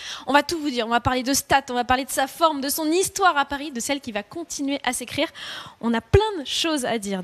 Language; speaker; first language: French; native; French